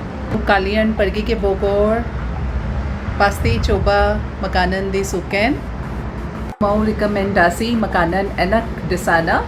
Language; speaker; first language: Indonesian; non-native, learner; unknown